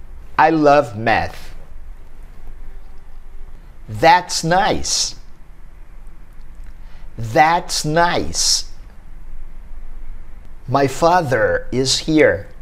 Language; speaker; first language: English; non-native, fluent; Portuguese